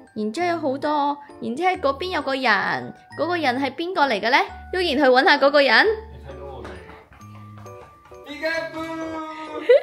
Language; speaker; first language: Cantonese; native; Cantonese